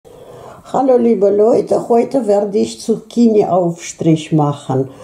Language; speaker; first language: German; non-native, fluent; Russian